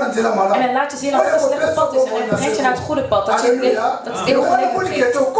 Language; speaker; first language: Dutch; non-native, fluent; Lingala